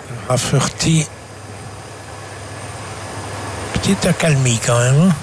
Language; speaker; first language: French; native; French